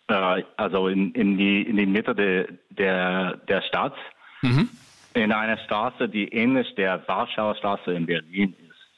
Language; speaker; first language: German; non-native, fluent; English